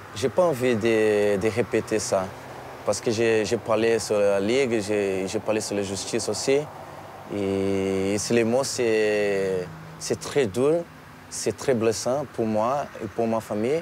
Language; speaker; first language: French; non-native, learner; Portuguese